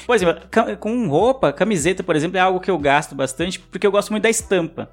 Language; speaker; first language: Portuguese; native; Portuguese